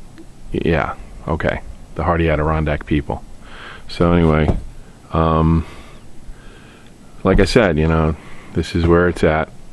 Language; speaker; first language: English; native; English